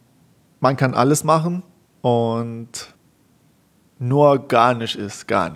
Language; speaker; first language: German; non-native, fluent; Persian